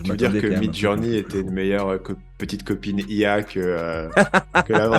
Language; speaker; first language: French; native; French